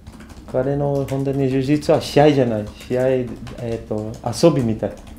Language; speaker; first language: Japanese; non-native, learner; Portuguese